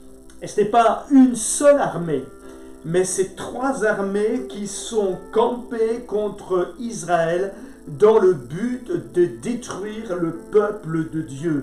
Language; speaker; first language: French; native; French